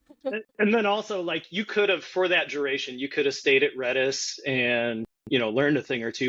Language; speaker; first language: English; native; English